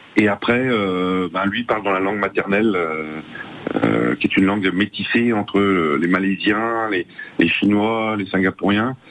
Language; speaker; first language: French; native; French